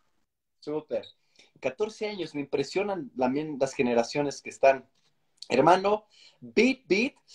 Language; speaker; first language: Spanish; native; Spanish